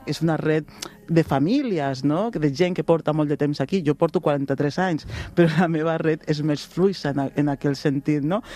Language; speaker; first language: Catalan; non-native, local second language; Spanish